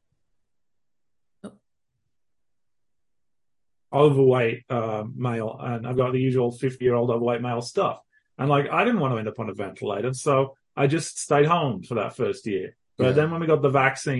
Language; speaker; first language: English; native; English